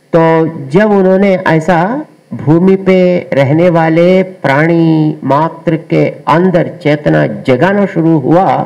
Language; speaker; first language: Hindi; non-native, local second language; Telugu